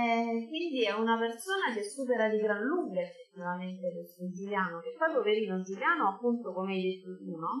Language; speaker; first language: Italian; native; Italian